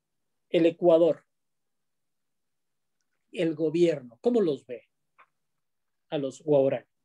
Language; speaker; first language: Spanish; native; Spanish